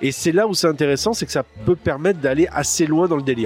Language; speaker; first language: French; native; French